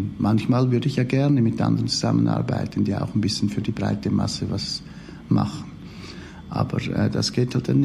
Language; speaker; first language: German; native; German